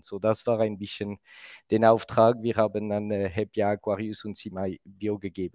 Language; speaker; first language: German; non-native, local second language; French